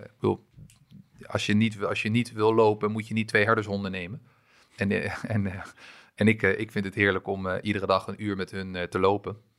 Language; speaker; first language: Dutch; early bilingual, other home language; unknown